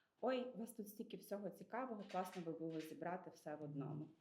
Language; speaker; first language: Ukrainian; native; Ukrainian